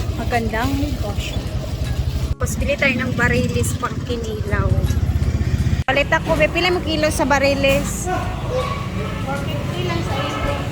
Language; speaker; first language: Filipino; non-native, local second language; Cebuano